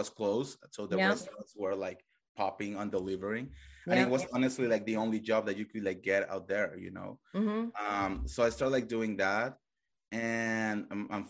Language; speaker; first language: English; non-native, fluent; Spanish